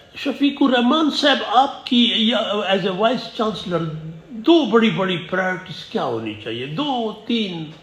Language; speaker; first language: Urdu; non-native, local second language; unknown